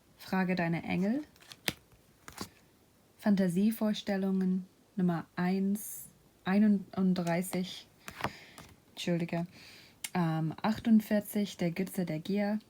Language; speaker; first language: German; non-native, fluent; English